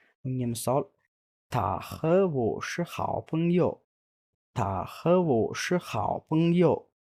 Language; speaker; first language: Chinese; non-native, fluent; Uzbek